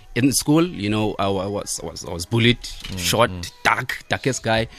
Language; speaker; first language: English; non-native, local second language; Xhosa